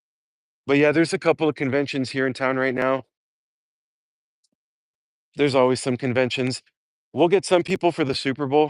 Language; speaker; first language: English; native; English